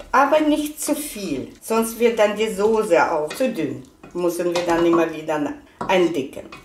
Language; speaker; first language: German; non-native, fluent; Russian